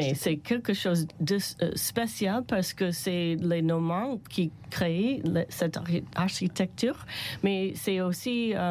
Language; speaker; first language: French; non-native, learner; English